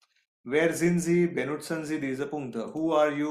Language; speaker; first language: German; non-native, fluent; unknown